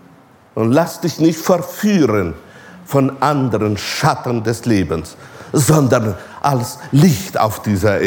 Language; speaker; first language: German; non-native, fluent; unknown